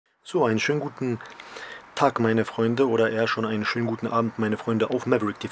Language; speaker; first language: German; early bilingual, other home language; Polish